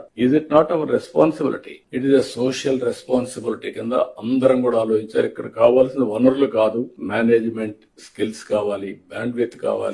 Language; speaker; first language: Telugu; native; Telugu